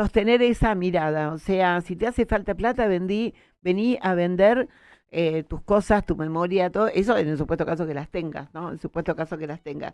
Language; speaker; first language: Spanish; native; Spanish